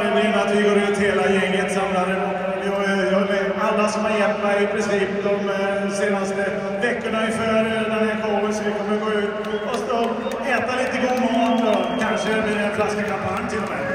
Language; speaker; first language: Swedish; native; Swedish